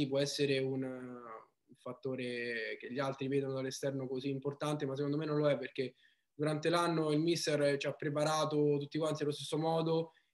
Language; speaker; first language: Italian; native; Italian